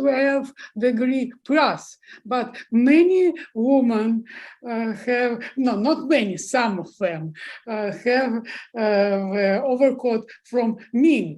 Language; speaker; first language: English; non-native, fluent; Russian